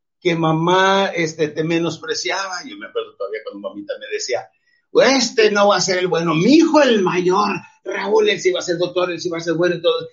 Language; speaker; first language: Spanish; native; Spanish